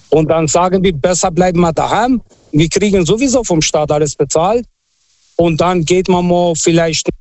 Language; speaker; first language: German; non-native, fluent; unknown